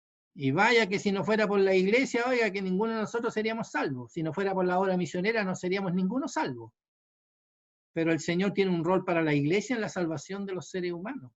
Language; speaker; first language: Spanish; native; Spanish